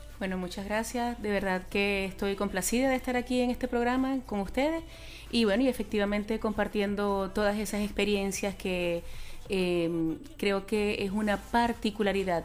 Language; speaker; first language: Spanish; native; Spanish